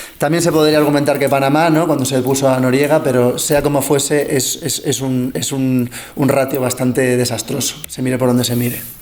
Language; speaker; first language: Spanish; early bilingual, other home language; English